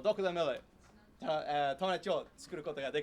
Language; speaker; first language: Japanese; non-native, learner; English